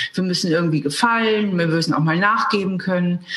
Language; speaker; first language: German; native; German